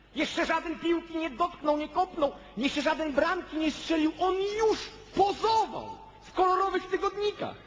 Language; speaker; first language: Polish; native; Polish